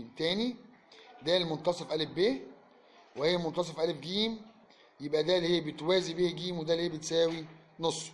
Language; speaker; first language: Arabic; native; Arabic